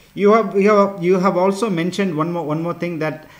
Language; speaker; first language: English; non-native, local second language; Tamil